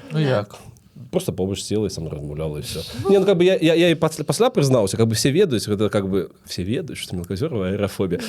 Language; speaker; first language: Belarusian; non-native, local second language; Russian